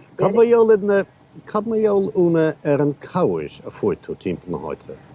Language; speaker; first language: Irish; native; Irish